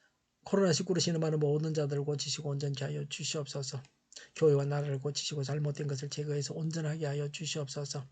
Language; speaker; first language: Korean; native; Korean